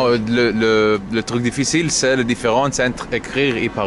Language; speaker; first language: French; non-native, learner; English